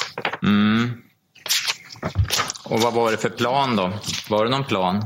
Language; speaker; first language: Swedish; native; Swedish